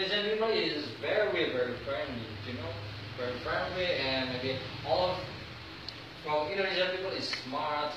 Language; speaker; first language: English; non-native, learner; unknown